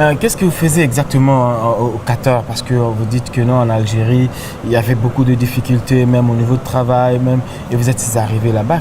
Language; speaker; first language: French; non-native, local second language; Lingala